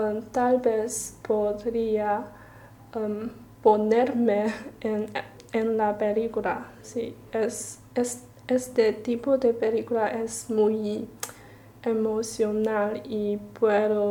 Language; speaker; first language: Spanish; non-native, learner; Chinese